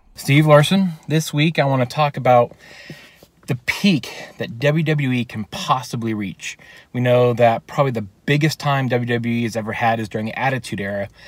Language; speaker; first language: English; native; English